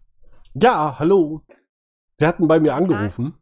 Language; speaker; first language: German; native; German